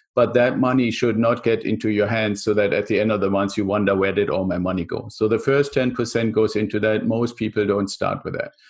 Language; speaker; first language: English; non-native, fluent; German